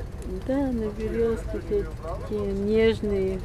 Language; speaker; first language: Russian; non-native, learner; Bulgarian